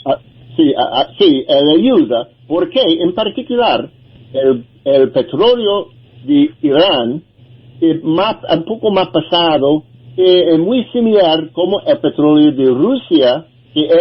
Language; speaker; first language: Spanish; non-native, learner; English